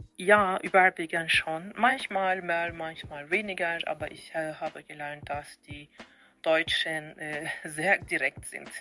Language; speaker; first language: German; non-native, fluent; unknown